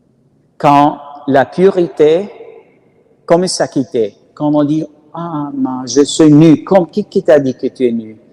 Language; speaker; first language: French; non-native, learner; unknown